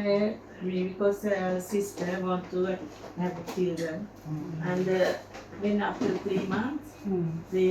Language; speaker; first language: English; non-native, learner; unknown